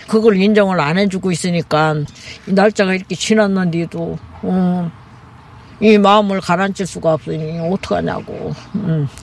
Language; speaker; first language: Korean; native; Korean